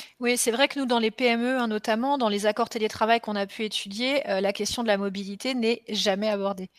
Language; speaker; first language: French; native; French